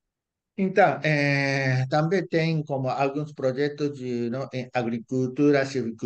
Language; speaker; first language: Portuguese; non-native, fluent; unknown